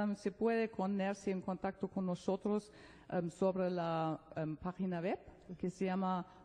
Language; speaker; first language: Spanish; non-native, fluent; German